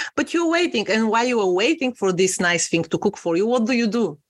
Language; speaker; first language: English; non-native, fluent; Bulgarian